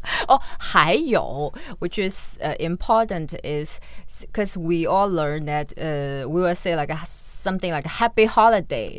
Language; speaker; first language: English; non-native, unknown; Chinese